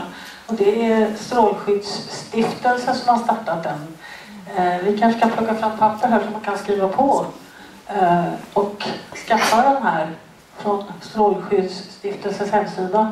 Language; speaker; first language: Swedish; native; Swedish